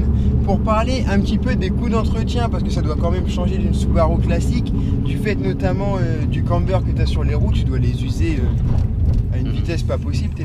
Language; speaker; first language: French; native; French